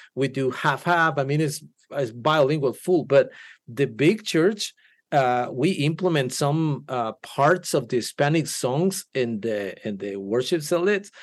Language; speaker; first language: English; non-native, fluent; Spanish